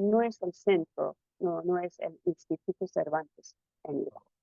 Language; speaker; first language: Spanish; non-native, fluent; Persian